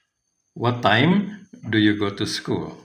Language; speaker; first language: English; non-native, fluent; Indonesian